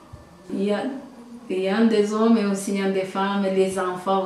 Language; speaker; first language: French; non-native, local second language; Kinyarwanda